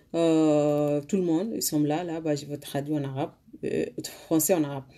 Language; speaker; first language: French; non-native, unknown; Arabic